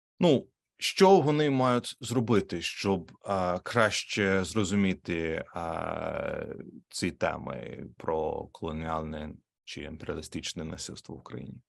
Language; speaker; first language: Ukrainian; non-native, learner; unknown